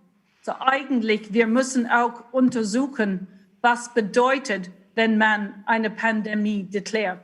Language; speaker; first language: German; non-native, fluent; English